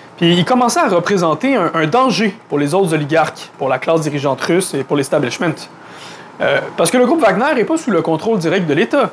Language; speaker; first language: French; native; French